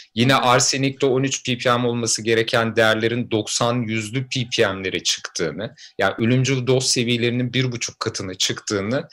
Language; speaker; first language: Turkish; native; Turkish